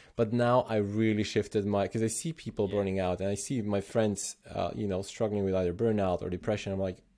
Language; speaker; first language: English; non-native, fluent; Slovenian